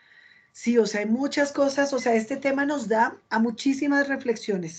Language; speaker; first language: Spanish; native; Spanish